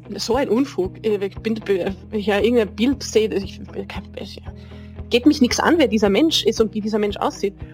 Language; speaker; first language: German; native; German